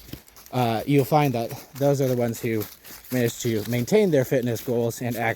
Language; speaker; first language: English; native; English